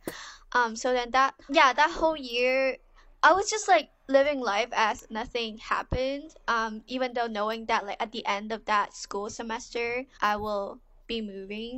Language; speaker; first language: English; non-native, local second language; Cantonese